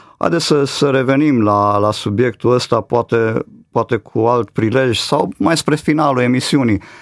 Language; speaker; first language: Romanian; native; Romanian